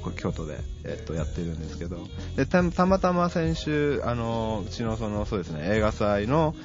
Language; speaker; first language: Japanese; early bilingual, heritage; Japanese